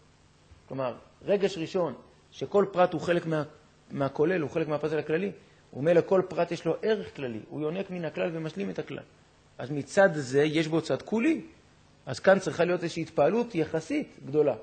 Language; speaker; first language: Hebrew; native; Hebrew